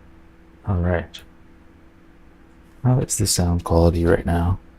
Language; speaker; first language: English; native; English